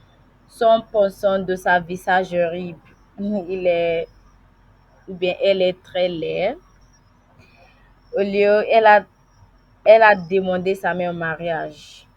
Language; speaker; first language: French; non-native, learner; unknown